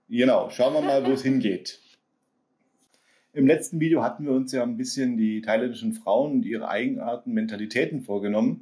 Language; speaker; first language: German; native; German